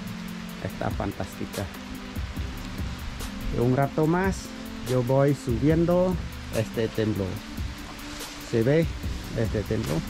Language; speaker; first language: Spanish; non-native, learner; Khmer